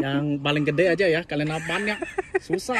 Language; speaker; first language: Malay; non-native, learner; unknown